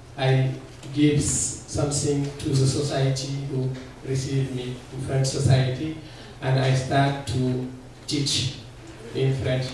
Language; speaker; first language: English; non-native, learner; Arabic